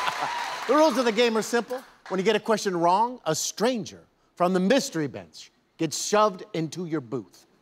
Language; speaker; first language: English; native; English